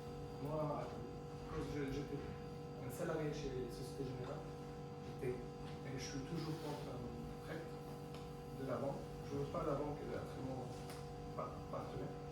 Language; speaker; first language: French; non-native, fluent; Arabic